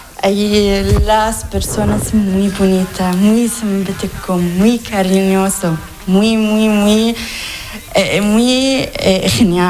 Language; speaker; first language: Spanish; non-native, learner; Arabic